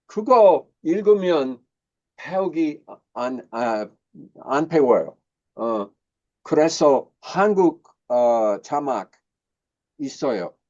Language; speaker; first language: Korean; non-native, learner; English